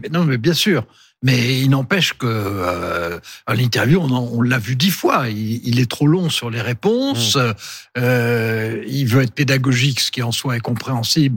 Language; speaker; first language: French; native; French